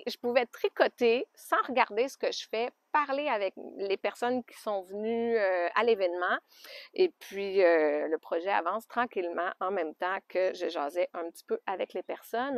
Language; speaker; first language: French; native; French